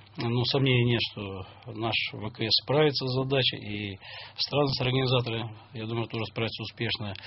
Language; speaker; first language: Russian; native; Russian